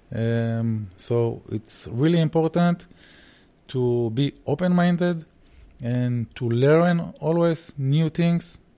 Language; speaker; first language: English; early bilingual, heritage; Hebrew